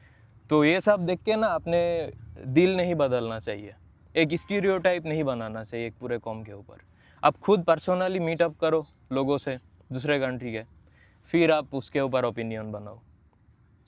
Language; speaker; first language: Hindi; non-native, fluent; Bangla